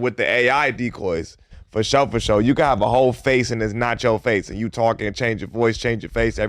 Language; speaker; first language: English; native; English